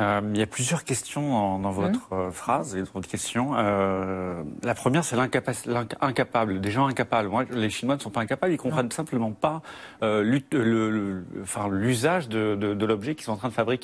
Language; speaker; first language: French; native; French